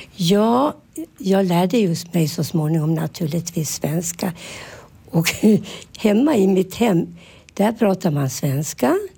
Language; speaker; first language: Swedish; early bilingual, other home language; Finnish